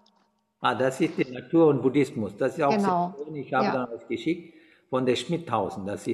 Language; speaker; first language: German; non-native, fluent; Sinhala